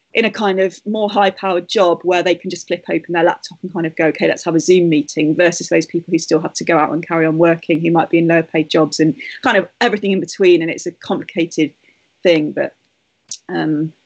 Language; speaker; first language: English; native; English